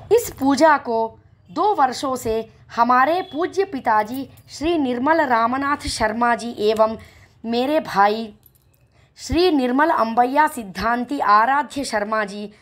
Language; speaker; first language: Hindi; non-native, local second language; Telugu